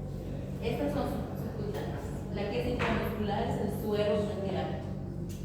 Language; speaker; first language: Spanish; native; Spanish